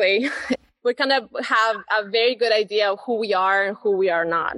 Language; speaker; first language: English; non-native, fluent; Spanish